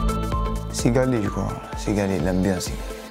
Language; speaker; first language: French; non-native, local second language; Arabic